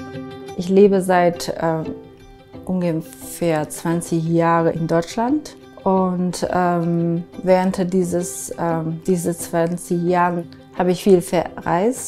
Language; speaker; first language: German; non-native, fluent; Chinese